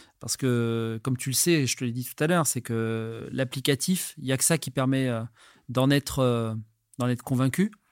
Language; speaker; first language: French; native; French